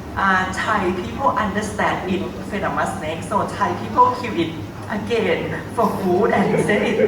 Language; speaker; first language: English; non-native, learner; Thai